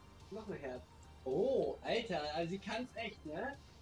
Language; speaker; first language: German; native; German